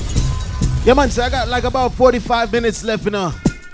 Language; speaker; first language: English; non-native, local second language; Jamaican Creole English